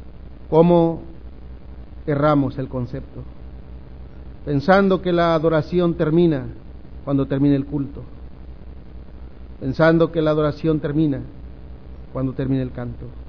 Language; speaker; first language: Spanish; native; Spanish